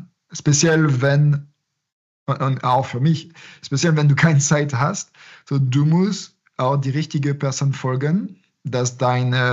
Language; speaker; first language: German; non-native, fluent; French